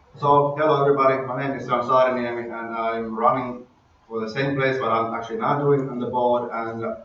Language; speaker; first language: English; non-native, fluent; Finnish